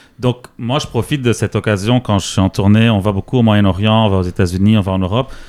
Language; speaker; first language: French; non-native, local second language; Arabic